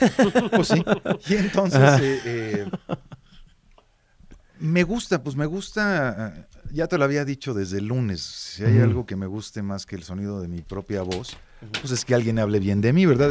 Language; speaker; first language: Spanish; native; Spanish